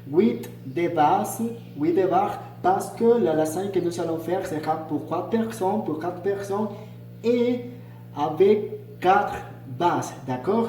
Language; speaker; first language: French; non-native, learner; Spanish